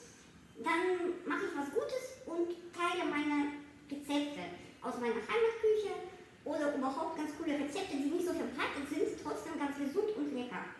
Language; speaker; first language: German; non-native, fluent; Russian